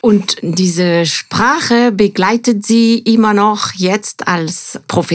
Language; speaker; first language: German; non-native, fluent; French